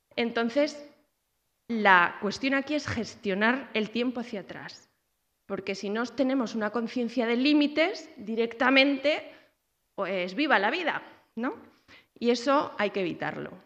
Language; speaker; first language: Spanish; native; Spanish